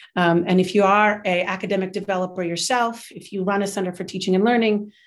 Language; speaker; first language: English; native; English